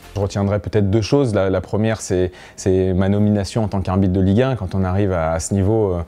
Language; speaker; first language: French; native; French